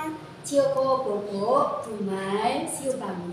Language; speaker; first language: Cantonese; non-native, learner; Indonesian